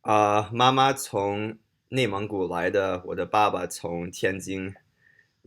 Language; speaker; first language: Chinese; early bilingual, heritage; Chinese